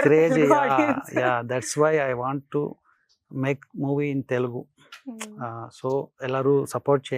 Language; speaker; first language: Telugu; non-native, learner; Kannada